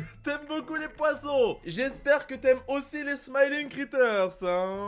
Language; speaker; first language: French; native; French